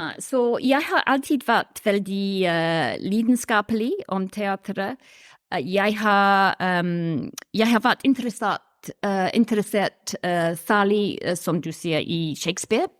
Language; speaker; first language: Norwegian; non-native, fluent; English